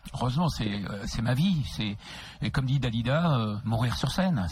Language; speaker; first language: French; native; French